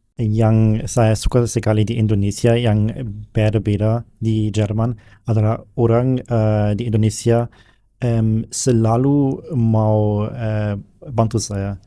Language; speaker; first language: Indonesian; non-native, learner; German